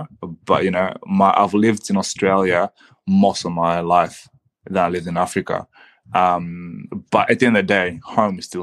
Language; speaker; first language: English; early bilingual, other home language; Swahili